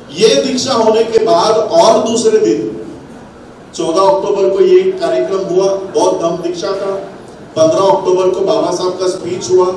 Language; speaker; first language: Hindi; non-native, local second language; Marathi